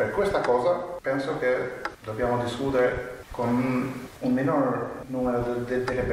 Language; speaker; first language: Italian; native; Italian